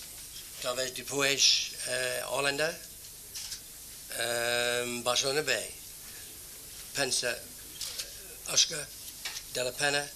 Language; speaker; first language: Spanish; non-native, learner; English